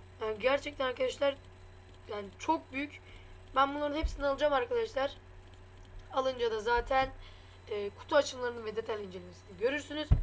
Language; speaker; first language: Turkish; native; Turkish